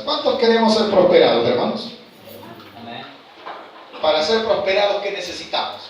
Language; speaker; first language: Spanish; native; Spanish